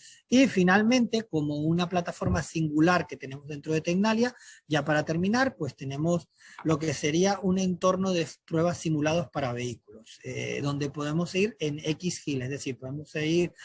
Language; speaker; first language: Spanish; native; Spanish